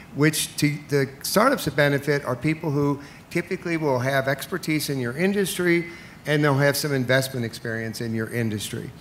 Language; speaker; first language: English; native; English